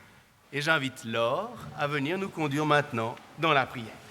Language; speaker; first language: French; native; French